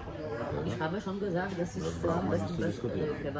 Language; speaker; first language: German; non-native, learner; Polish